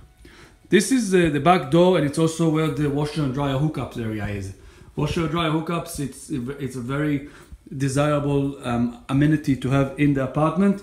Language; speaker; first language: English; non-native, fluent; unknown